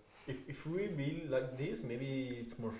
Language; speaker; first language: English; non-native, fluent; Italian